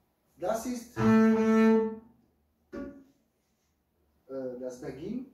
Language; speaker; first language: German; non-native, fluent; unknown